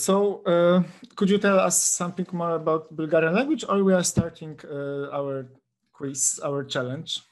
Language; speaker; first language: English; non-native, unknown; Polish